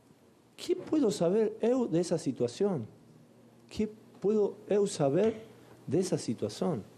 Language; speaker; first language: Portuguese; non-native, learner; Spanish